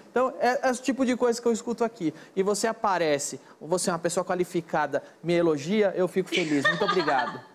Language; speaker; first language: Portuguese; native; Portuguese